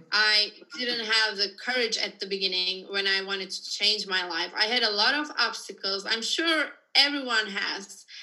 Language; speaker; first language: English; non-native, fluent; Turkish